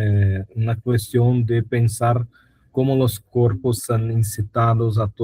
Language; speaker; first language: Spanish; non-native, fluent; Portuguese